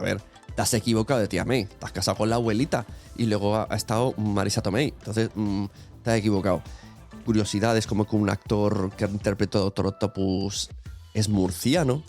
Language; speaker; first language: Spanish; native; Spanish